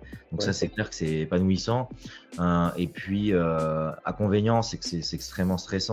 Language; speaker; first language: French; native; French